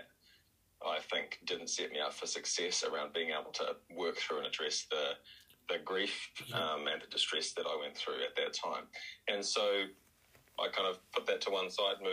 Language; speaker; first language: English; native; English